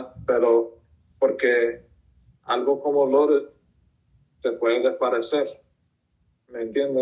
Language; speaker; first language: Spanish; early bilingual, heritage; Spanish